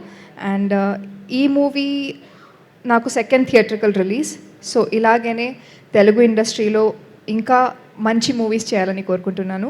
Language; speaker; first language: Telugu; non-native, learner; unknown